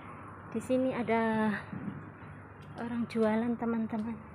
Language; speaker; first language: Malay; non-native, local second language; Javanese